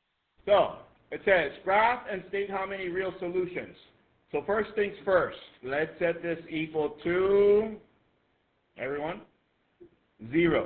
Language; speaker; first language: English; native; English